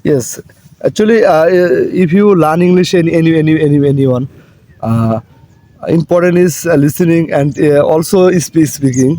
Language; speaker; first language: English; non-native, learner; Bangla